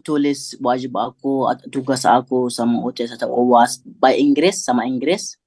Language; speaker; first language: Indonesian; non-native, learner; Arabic